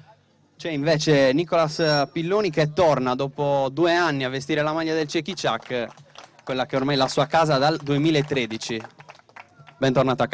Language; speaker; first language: Italian; native; Italian